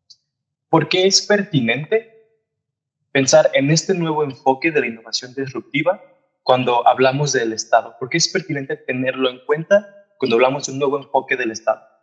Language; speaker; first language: Spanish; native; Spanish